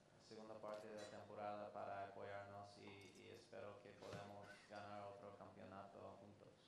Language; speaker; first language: Spanish; non-native, fluent; English